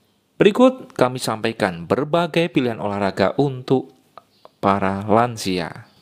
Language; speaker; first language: Indonesian; native; Indonesian